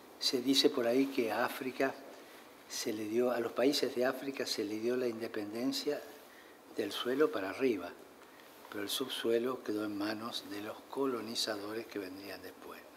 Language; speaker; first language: Spanish; native; Spanish